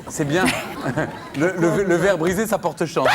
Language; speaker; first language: French; native; French